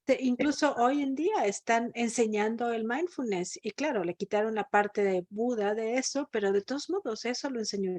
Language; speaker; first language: Spanish; native; Spanish